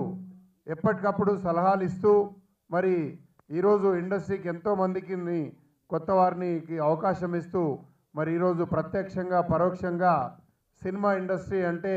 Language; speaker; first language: Telugu; native; Telugu